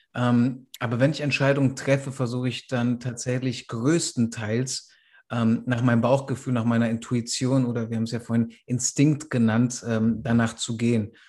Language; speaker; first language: German; native; German